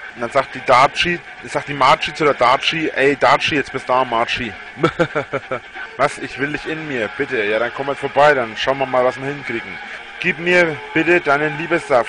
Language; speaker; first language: German; native; German